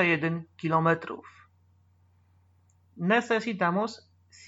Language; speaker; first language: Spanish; non-native, fluent; Polish